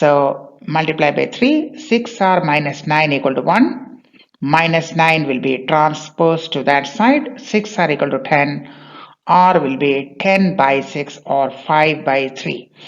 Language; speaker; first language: English; non-native, local second language; Bangla